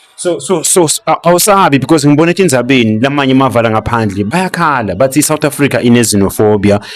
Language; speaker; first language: Zulu; non-native, local second language; Swati